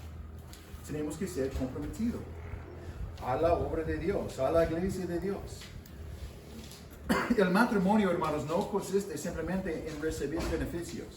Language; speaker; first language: Spanish; non-native, fluent; English